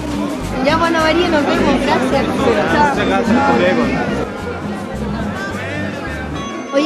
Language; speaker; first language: Spanish; native; Spanish